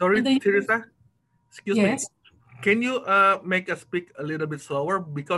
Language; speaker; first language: English; non-native, fluent; Indonesian